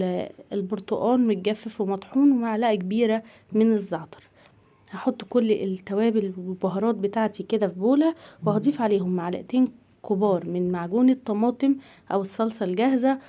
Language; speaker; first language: Arabic; native; Arabic